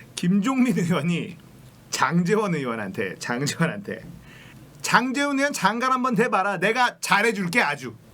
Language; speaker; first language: Korean; native; Korean